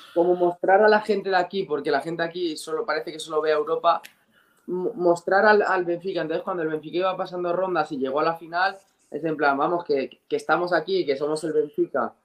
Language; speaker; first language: Spanish; native; Spanish